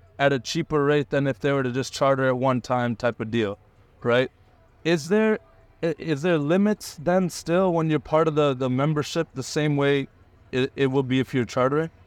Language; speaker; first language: English; early bilingual, other home language; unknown